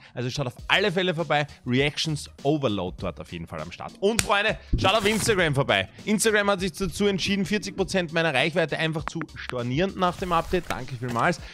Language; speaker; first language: German; native; German